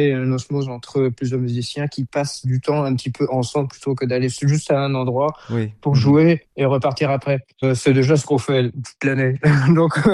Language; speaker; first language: French; native; French